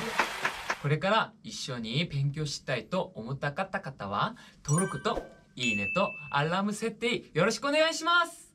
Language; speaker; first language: Japanese; non-native, learner; Korean